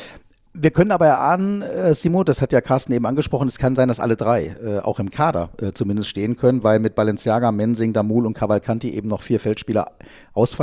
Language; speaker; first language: German; native; German